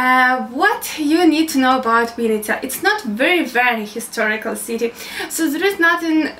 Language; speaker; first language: English; non-native, learner; Ukrainian